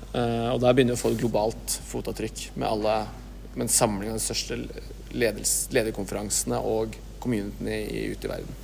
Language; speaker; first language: Norwegian; native; Norwegian